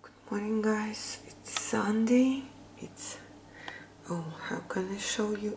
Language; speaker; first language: English; non-native, fluent; Russian